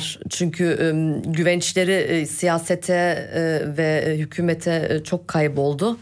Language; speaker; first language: Turkish; early bilingual, heritage; Turkish